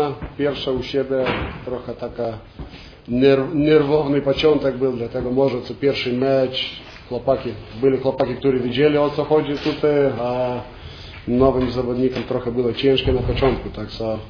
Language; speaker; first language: Polish; non-native, learner; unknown